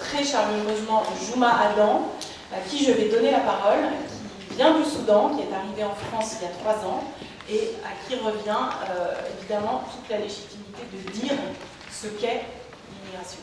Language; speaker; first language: French; native; French